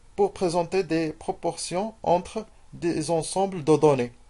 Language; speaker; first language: French; non-native, local second language; Arabic